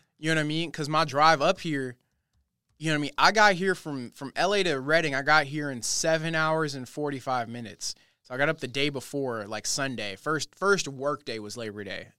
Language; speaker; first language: English; native; English